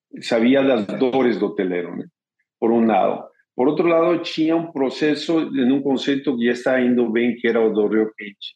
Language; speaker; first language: Portuguese; non-native, fluent; Spanish